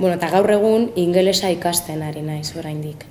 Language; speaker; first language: Basque; non-native, local second language; Spanish